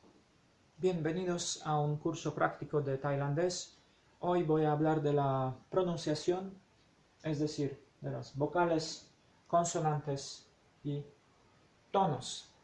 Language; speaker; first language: Spanish; non-native, fluent; Polish